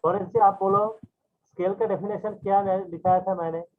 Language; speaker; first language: Hindi; non-native, local second language; Bangla